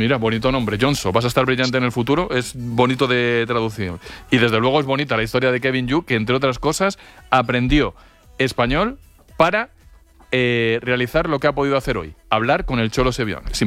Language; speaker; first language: Spanish; native; Spanish